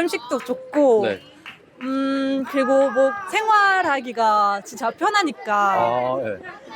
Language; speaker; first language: Korean; non-native, learner; French